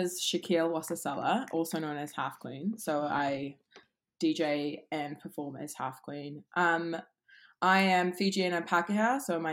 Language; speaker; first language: English; native; English